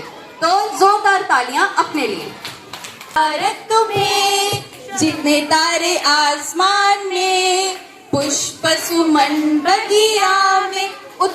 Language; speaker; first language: Hindi; native; Hindi